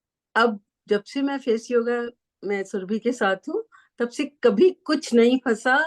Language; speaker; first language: Hindi; native; Hindi